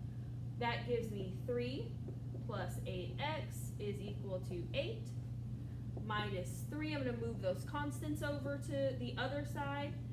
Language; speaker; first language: English; native; English